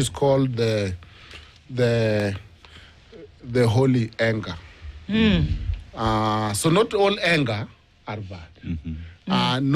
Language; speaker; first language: English; non-native, local second language; Luo (Kenya and Tanzania)